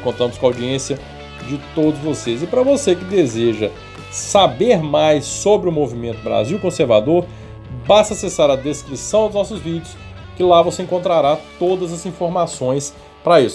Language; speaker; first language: Portuguese; native; Portuguese